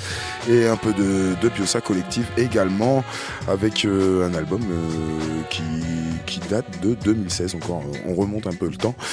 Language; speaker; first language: French; native; French